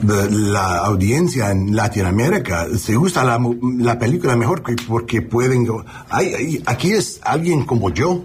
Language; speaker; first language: Spanish; non-native, learner; English